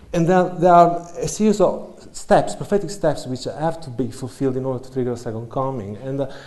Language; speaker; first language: English; non-native, fluent; Italian